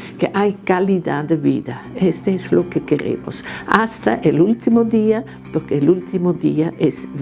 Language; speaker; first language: Spanish; non-native, fluent; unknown